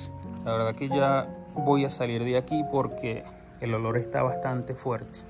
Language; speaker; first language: Spanish; native; Spanish